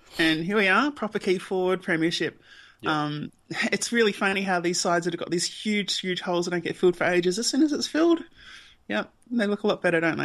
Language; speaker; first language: English; native; English